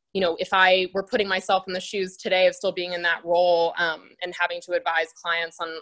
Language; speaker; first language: English; native; English